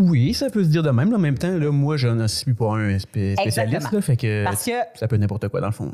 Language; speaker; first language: French; native; French